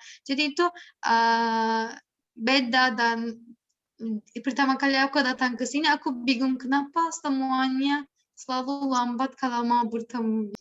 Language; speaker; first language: Indonesian; non-native, learner; Turkish